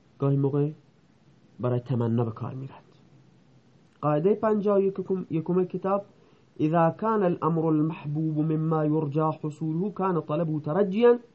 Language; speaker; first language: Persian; non-native, local second language; Baluchi